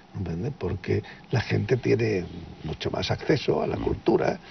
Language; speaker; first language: Spanish; native; Spanish